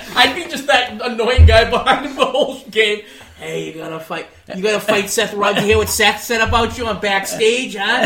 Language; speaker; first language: English; early bilingual, other home language; Greek